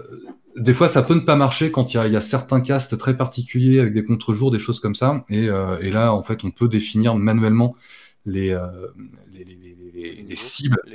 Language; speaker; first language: French; native; French